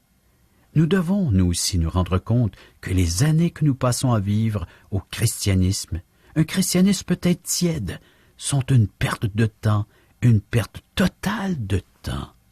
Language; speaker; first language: French; native; French